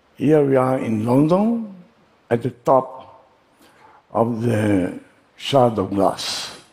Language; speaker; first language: English; non-native, fluent; Italian